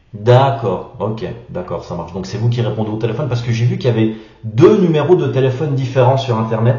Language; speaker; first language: French; native; French